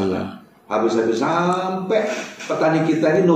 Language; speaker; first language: Indonesian; native; Indonesian